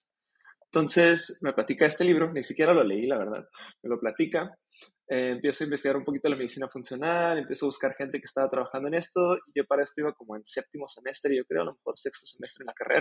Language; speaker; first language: Spanish; native; Spanish